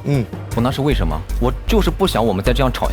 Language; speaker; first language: Chinese; native; Chinese